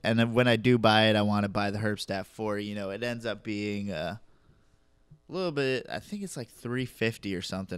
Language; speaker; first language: English; native; English